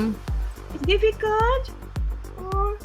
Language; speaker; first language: English; non-native, fluent; Indonesian